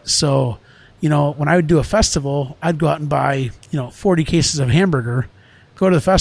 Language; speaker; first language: English; native; English